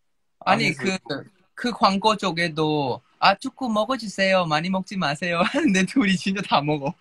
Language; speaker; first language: Korean; non-native, fluent; Thai